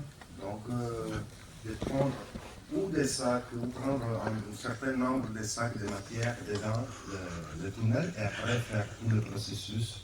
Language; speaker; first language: French; non-native, fluent; Italian